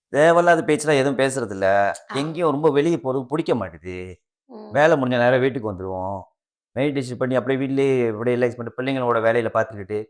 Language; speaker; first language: Tamil; early bilingual, heritage; Tamil